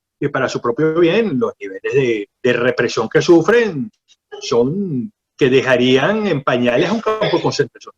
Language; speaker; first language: Spanish; native; Spanish